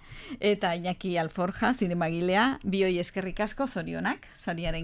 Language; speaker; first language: Basque; native; Basque